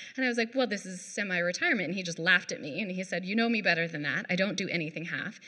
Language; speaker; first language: English; native; English